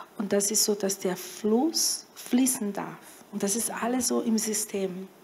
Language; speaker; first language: German; non-native, fluent; Portuguese